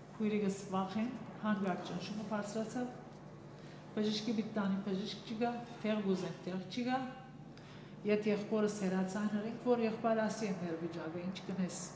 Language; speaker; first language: Armenian; early bilingual, heritage; Armenian